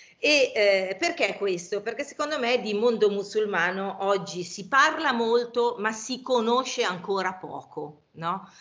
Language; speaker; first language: Italian; native; Italian